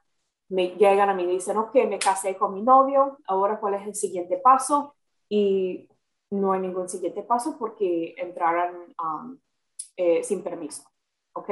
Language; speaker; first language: Spanish; non-native, fluent; English